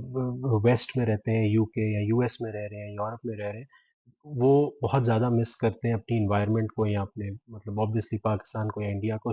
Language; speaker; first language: Hindi; non-native, local second language; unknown